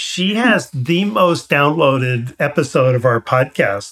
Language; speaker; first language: English; native; English